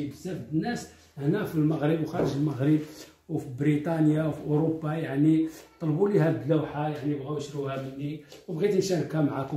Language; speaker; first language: Arabic; native; Arabic